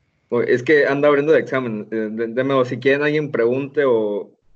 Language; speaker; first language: Spanish; native; Spanish